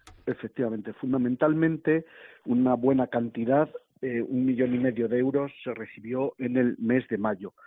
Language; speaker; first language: Spanish; native; Spanish